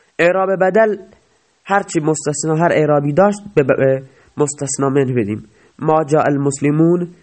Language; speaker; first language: Persian; non-native, local second language; Baluchi